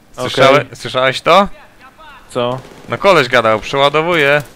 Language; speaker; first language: Polish; native; Polish